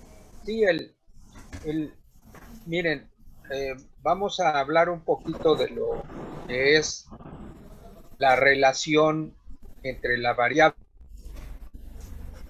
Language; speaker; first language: Spanish; native; Spanish